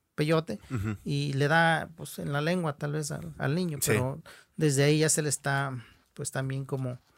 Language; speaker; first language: Spanish; non-native, local second language; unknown